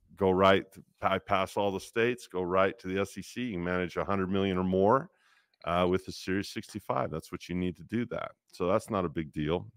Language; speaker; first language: English; native; English